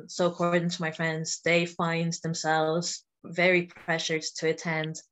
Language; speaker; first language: English; native; English